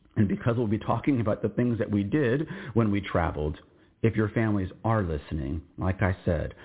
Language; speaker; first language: English; native; English